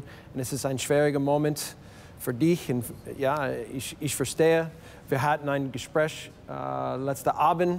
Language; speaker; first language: German; non-native, learner; English